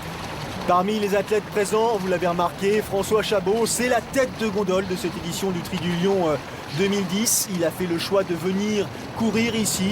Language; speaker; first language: French; native; French